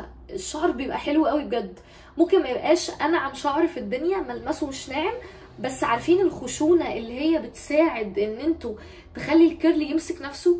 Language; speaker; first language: Arabic; native; Arabic